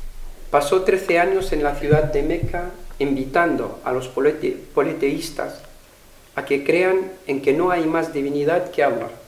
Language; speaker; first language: Spanish; non-native, fluent; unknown